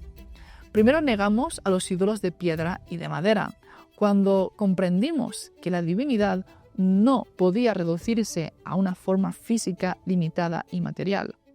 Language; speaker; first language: Spanish; native; Spanish